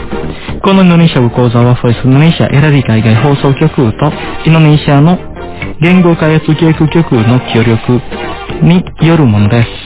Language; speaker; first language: Japanese; non-native, fluent; Indonesian